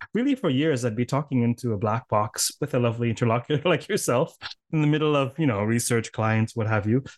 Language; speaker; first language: English; native; English